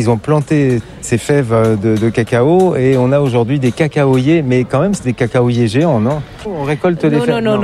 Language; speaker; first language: French; native; French